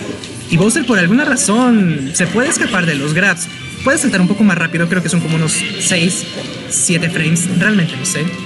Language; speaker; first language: Spanish; native; Spanish